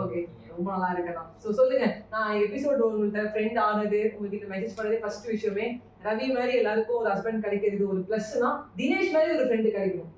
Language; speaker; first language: Tamil; native; Tamil